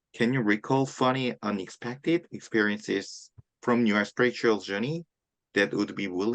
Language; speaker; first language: English; non-native, learner; Korean